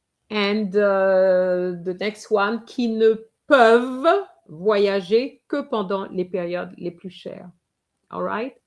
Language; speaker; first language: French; non-native, fluent; English